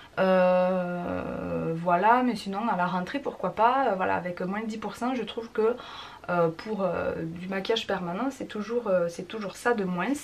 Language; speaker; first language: French; native; French